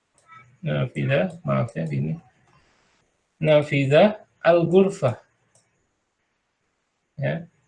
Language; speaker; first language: Arabic; non-native, fluent; Indonesian